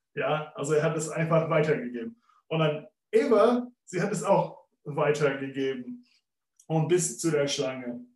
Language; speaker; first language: German; non-native, fluent; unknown